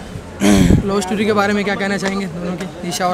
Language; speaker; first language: Hindi; native; Hindi